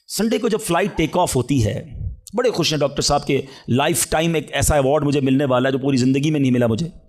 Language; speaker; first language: Urdu; native; Urdu